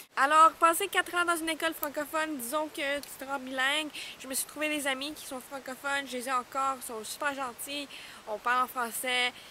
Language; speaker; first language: French; non-native, local second language; English